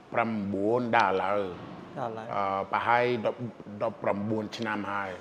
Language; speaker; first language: Khmer; non-native, fluent; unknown